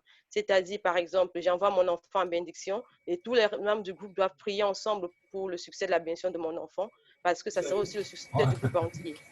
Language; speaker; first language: French; native; French